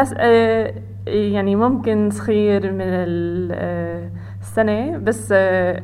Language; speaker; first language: Arabic; non-native, learner; English